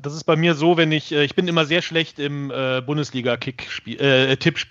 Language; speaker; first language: German; native; German